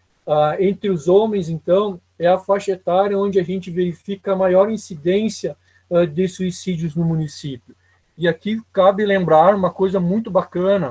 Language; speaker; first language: Portuguese; native; Portuguese